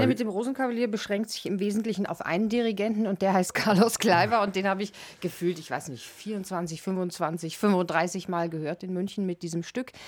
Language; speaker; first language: German; native; German